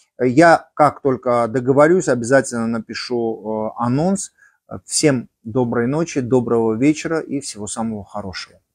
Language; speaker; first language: Russian; non-native, local second language; Armenian